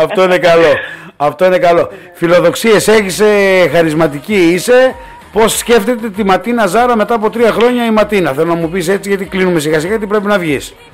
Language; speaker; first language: Greek; native; Greek